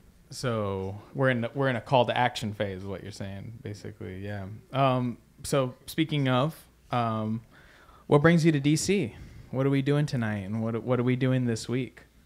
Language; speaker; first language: English; early bilingual, other home language; Spanish